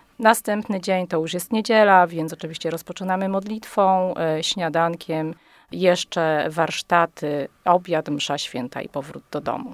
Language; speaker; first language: Polish; native; Polish